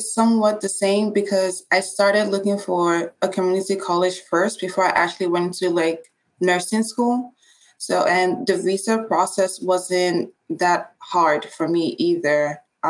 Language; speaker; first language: English; non-native, local second language; Igbo